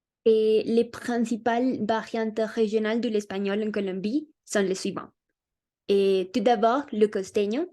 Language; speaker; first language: French; non-native, learner; Spanish